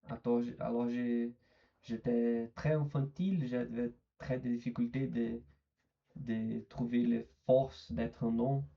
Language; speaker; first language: French; non-native, learner; Portuguese